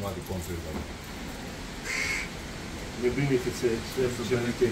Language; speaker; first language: Croatian; native; Croatian